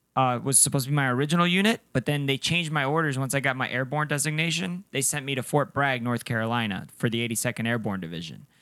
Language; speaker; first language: English; non-native, fluent; Spanish